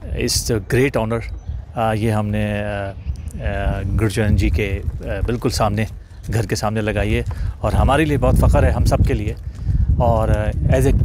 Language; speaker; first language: Urdu; native; Urdu